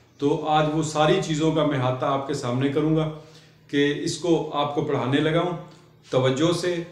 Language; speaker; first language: Urdu; native; Urdu